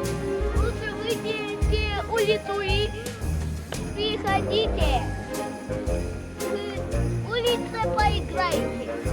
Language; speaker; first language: Russian; non-native, local second language; Kazakh